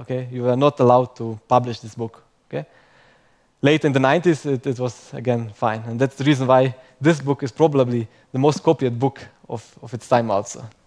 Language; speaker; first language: English; non-native, fluent; Croatian